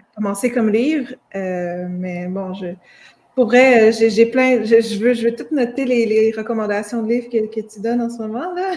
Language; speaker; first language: French; native; French